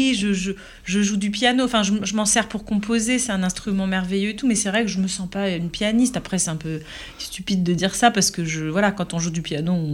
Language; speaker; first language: French; native; French